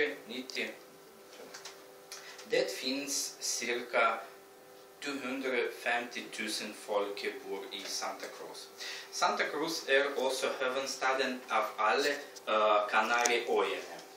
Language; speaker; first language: Norwegian; non-native, learner; Russian